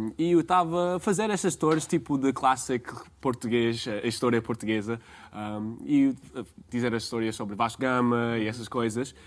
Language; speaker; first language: Portuguese; non-native, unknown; English